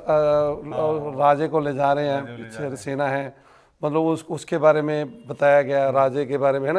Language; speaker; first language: Hindi; non-native, local second language; Punjabi